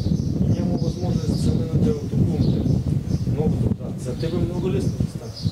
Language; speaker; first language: Bulgarian; non-native, learner; Russian